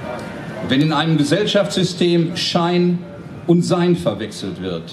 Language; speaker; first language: German; native; German